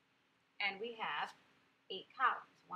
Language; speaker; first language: English; native; English